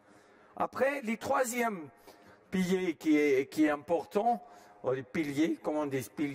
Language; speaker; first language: French; non-native, fluent; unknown